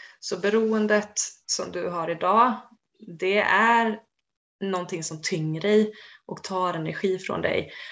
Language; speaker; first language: Swedish; native; Swedish